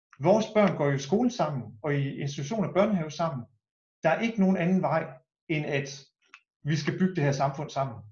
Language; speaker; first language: Danish; native; Danish